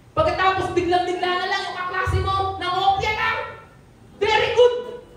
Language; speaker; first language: Filipino; native; Filipino